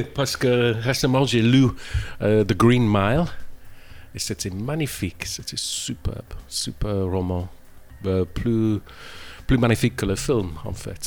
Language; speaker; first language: French; non-native, learner; English